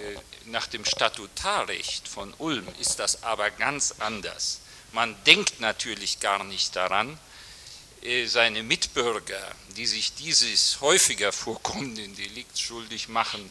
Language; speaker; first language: German; native; German